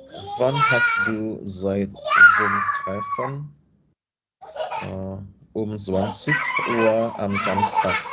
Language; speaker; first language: German; non-native, learner; Indonesian